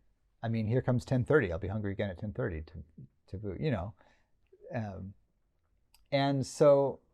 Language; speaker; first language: English; native; English